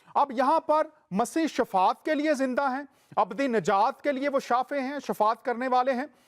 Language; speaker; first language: Urdu; native; Urdu